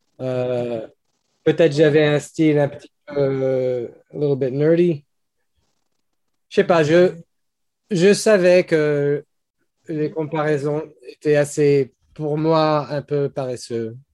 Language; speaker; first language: French; non-native, fluent; English